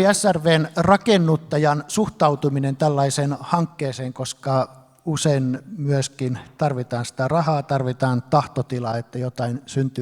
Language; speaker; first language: Finnish; native; Finnish